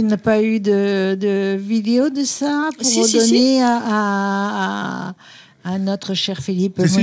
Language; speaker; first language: French; native; French